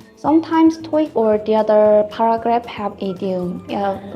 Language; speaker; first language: English; non-native, learner; Korean